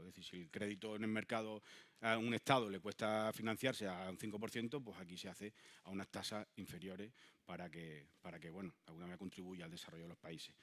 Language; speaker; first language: Spanish; native; Spanish